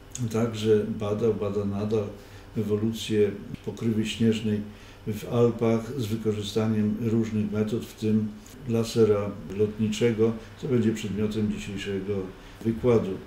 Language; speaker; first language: Polish; native; Polish